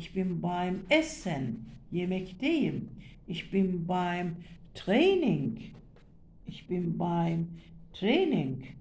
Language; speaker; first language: German; non-native, fluent; Turkish